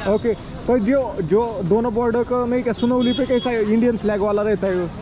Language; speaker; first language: Hindi; non-native, local second language; Marathi